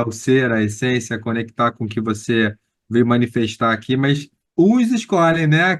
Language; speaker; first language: Portuguese; native; Portuguese